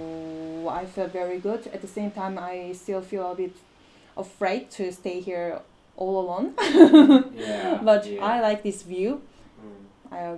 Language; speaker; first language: English; non-native, fluent; Korean